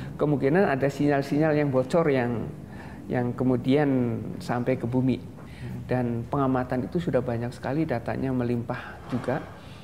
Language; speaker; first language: Indonesian; native; Indonesian